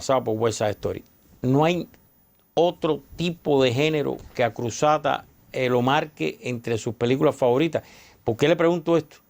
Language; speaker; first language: Spanish; native; Spanish